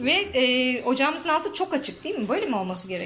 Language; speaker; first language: Turkish; native; Turkish